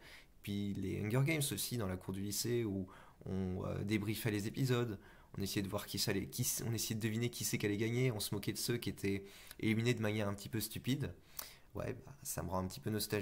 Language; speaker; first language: French; native; French